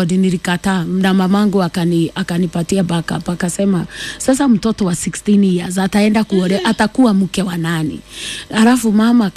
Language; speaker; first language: Swahili; non-native, local second language; Kikuyu